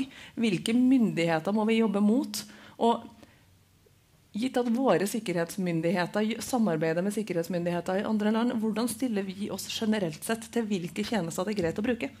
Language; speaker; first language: Norwegian; native; Norwegian